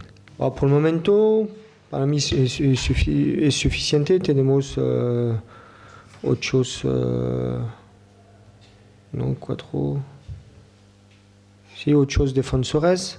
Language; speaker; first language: Spanish; non-native, learner; French